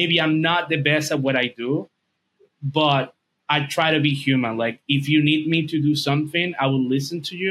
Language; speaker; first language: English; non-native, fluent; Spanish